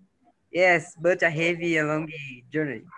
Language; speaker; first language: English; non-native, learner; Portuguese